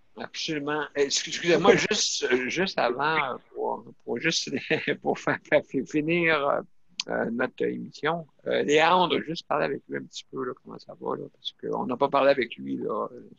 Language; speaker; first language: French; native; French